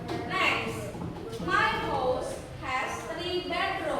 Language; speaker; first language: English; non-native, fluent; Indonesian